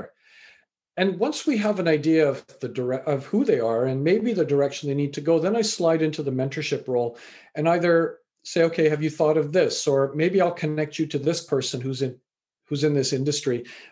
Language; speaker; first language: English; native; English